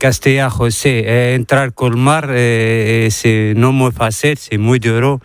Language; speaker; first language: Spanish; non-native, learner; Arabic